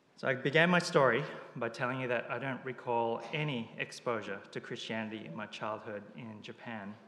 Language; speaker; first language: English; early bilingual, other home language; Japanese